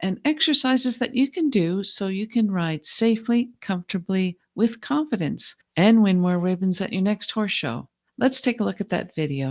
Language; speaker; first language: English; native; English